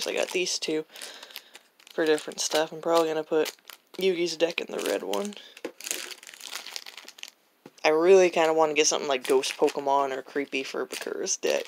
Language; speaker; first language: English; native; English